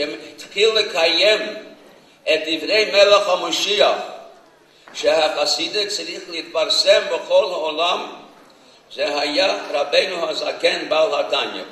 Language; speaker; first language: Hebrew; non-native, fluent; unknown